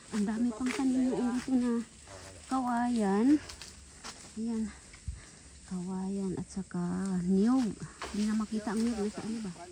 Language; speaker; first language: Filipino; non-native, local second language; Aklanon